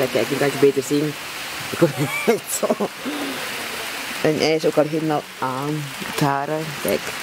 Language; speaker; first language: Dutch; native; Dutch